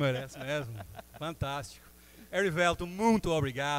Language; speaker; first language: Portuguese; non-native, fluent; English